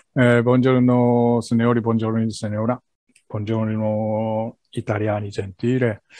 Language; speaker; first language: Italian; non-native, learner; Japanese